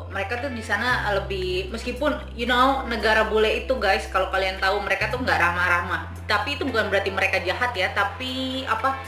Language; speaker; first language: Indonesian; native; Indonesian